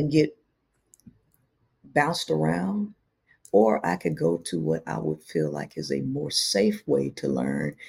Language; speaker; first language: English; native; English